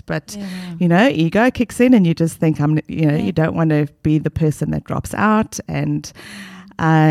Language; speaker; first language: English; native; English